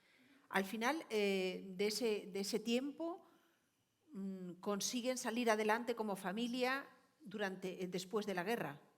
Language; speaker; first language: Spanish; native; Spanish